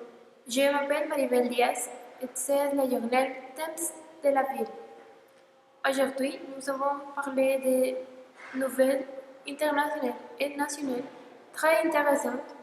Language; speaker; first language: French; non-native, learner; Spanish